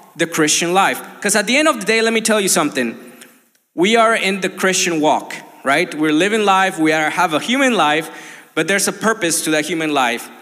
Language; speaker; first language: English; non-native, fluent; Spanish